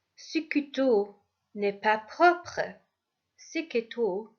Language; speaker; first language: French; non-native, fluent; English